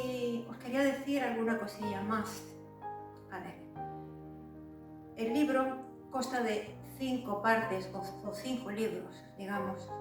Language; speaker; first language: Spanish; native; Spanish